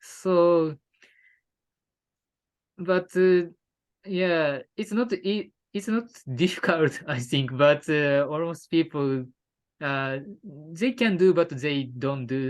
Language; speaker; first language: English; non-native, learner; Japanese